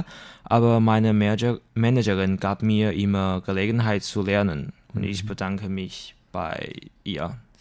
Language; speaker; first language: German; non-native, learner; Chinese